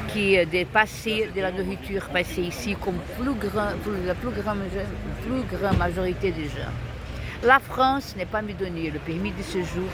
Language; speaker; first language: French; non-native, fluent; Portuguese